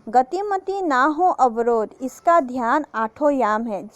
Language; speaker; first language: Hindi; non-native, local second language; Assamese